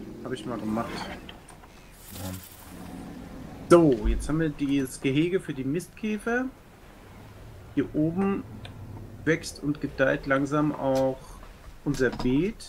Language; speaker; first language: German; native; German